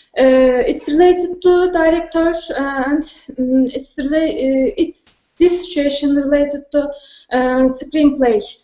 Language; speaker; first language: English; non-native, learner; Turkish